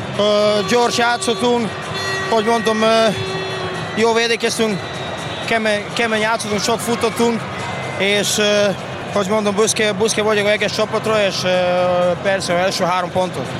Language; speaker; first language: Hungarian; non-native, learner; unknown